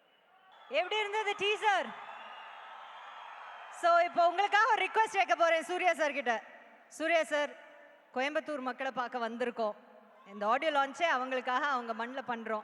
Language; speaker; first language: Tamil; native; Tamil